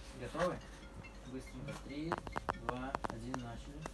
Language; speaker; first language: Russian; native; Russian